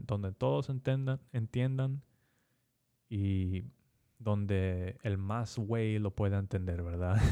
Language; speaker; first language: Spanish; early bilingual, heritage; Spanish